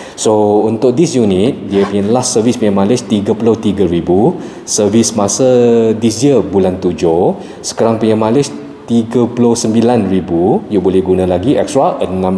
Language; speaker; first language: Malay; non-native, local second language; Chinese